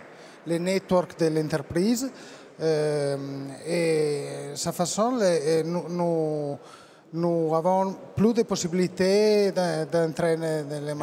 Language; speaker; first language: French; non-native, learner; Italian